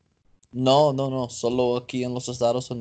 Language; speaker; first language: Spanish; non-native, learner; English